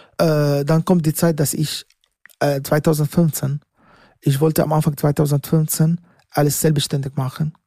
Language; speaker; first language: German; non-native, learner; Arabic